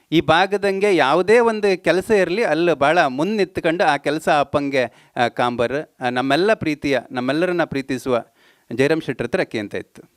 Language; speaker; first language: Kannada; native; Kannada